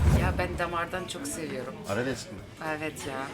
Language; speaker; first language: Turkish; early bilingual, heritage; Turkish